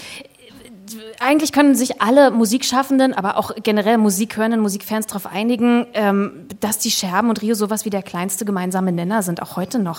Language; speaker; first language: German; native; German